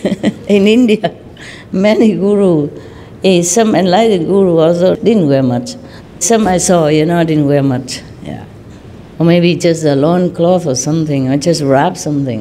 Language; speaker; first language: English; non-native, fluent; Vietnamese